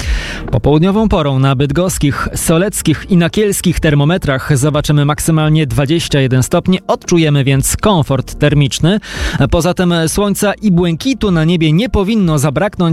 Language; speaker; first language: Polish; native; Polish